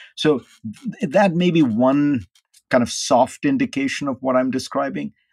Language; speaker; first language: English; non-native, local second language; Hindi